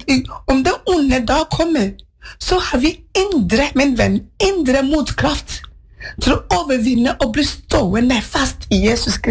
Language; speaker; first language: Norwegian; non-native, fluent; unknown